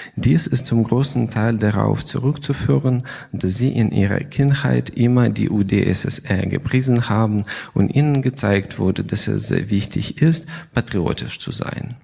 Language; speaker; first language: German; non-native, fluent; Ukrainian